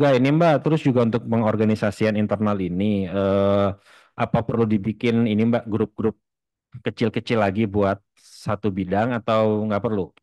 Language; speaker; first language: Indonesian; native; Indonesian